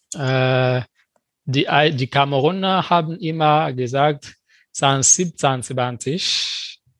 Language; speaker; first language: German; non-native, fluent; French